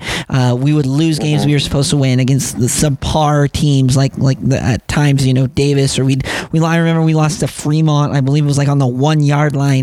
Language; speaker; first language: English; native; English